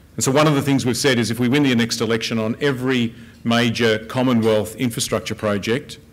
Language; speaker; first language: English; native; English